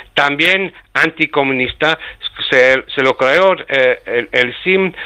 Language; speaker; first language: Spanish; early bilingual, heritage; Spanish